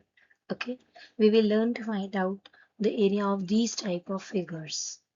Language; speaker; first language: English; non-native, local second language; Hindi